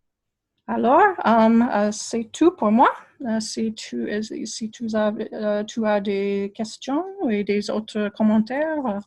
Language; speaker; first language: French; non-native, fluent; English